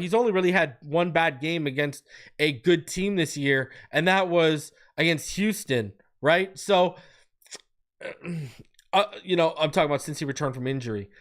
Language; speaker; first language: English; native; English